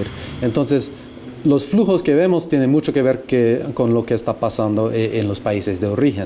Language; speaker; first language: Spanish; non-native, fluent; English